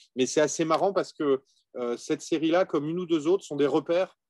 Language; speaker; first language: French; native; French